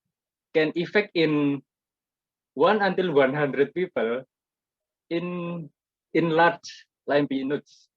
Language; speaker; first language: English; non-native, learner; Indonesian